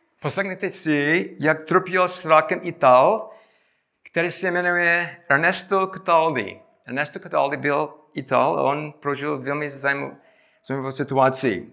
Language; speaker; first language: Czech; non-native, fluent; English